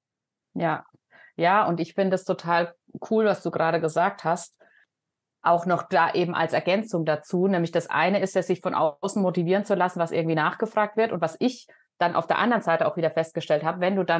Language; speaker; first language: German; native; German